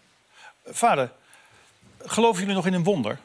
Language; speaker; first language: Dutch; native; Dutch